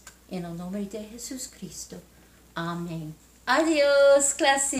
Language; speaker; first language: Spanish; non-native, learner; English